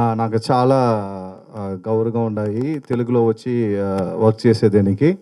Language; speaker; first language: Telugu; non-native, learner; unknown